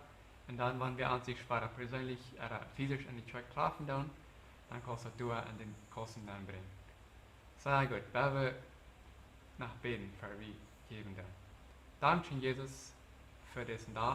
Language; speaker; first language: German; non-native, learner; Plautdietsch